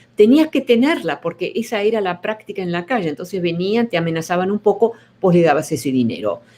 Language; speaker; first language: Spanish; early bilingual, other home language; Dutch